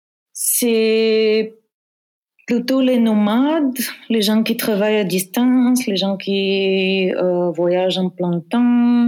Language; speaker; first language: French; non-native, fluent; Bulgarian